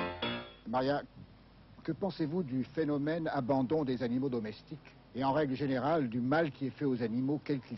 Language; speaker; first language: French; native; French